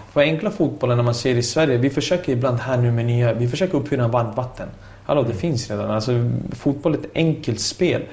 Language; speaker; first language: Swedish; early bilingual, other home language; Serbian